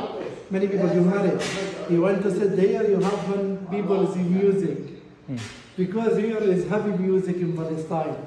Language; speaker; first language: English; non-native, learner; Arabic